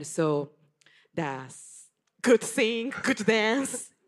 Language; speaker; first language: English; non-native, learner; Japanese